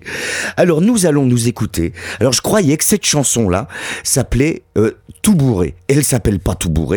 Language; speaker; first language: French; native; French